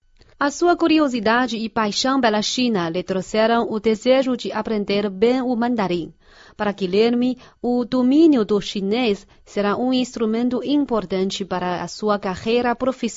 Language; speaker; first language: Portuguese; non-native, fluent; Chinese